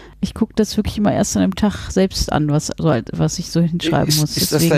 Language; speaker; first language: German; native; German